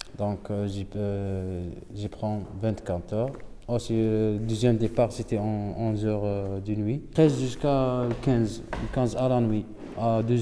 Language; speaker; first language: French; non-native, local second language; Arabic